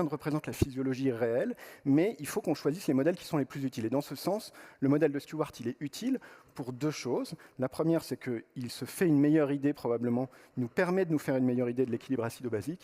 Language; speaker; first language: French; native; French